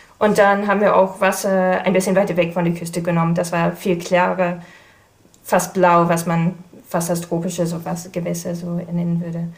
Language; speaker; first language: German; non-native, fluent; English